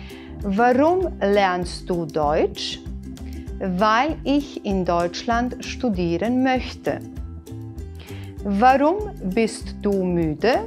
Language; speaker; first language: German; non-native, fluent; Bosnian